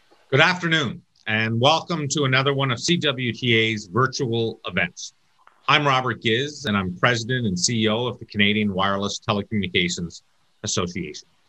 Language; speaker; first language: English; native; English